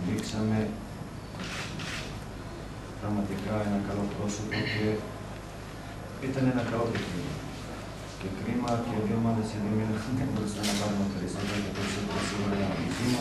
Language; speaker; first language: Greek; non-native, fluent; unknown